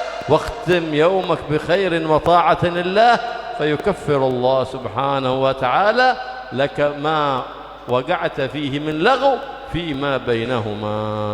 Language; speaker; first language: Arabic; native; Arabic